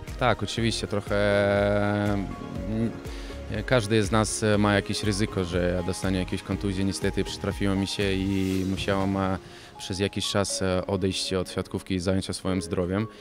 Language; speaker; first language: Polish; non-native, fluent; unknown